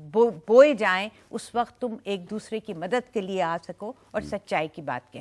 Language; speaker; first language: Urdu; native; Urdu